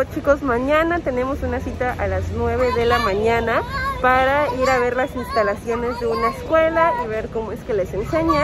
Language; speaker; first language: Spanish; native; Spanish